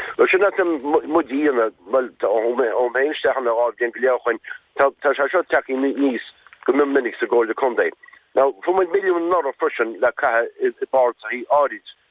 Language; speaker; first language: Irish; native; Irish